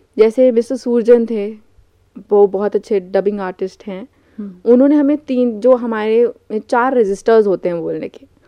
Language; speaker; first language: Hindi; native; Hindi